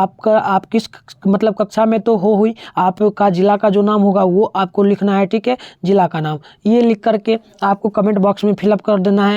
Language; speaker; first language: Hindi; native; Hindi